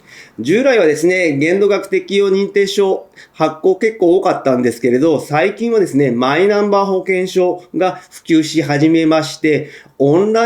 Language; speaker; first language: Japanese; native; Japanese